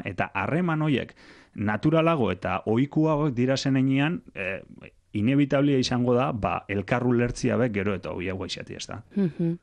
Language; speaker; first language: Basque; native; Basque